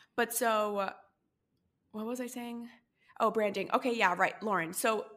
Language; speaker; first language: English; non-native, fluent; Spanish